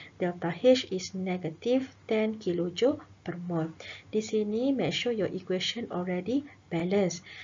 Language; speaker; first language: English; non-native, local second language; Malay